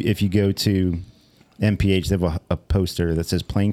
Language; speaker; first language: English; native; English